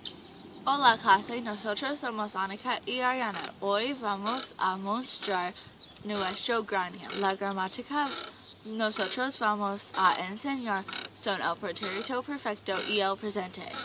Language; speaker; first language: Spanish; non-native, learner; English